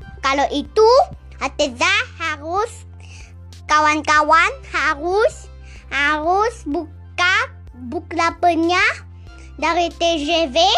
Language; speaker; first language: Indonesian; early bilingual, heritage; Indonesian